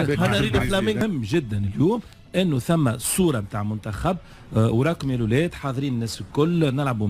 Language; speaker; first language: Arabic; native; Arabic